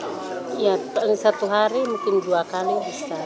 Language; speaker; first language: Indonesian; non-native, local second language; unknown